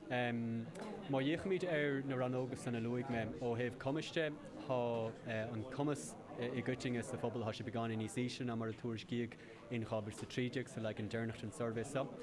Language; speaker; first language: Irish; native; Irish